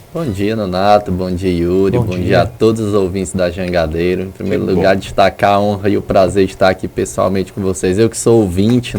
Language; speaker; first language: Portuguese; native; Portuguese